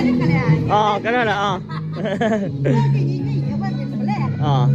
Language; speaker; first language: Chinese; native; Chinese